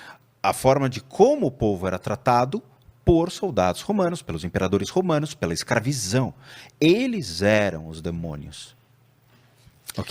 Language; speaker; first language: Portuguese; native; Portuguese